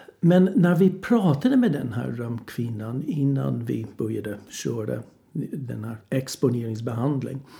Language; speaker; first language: Swedish; non-native, fluent; English